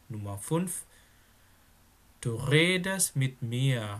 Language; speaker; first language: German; non-native, fluent; Indonesian